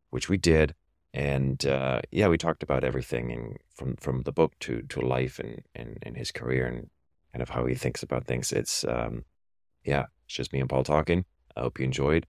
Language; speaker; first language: English; non-native, fluent; German